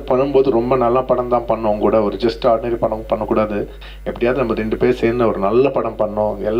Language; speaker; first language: Tamil; non-native, local second language; Telugu